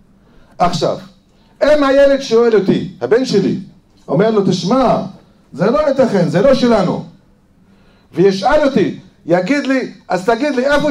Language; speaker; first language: Hebrew; non-native, fluent; Arabic